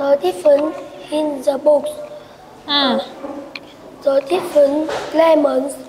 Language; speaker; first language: English; non-native, learner; Vietnamese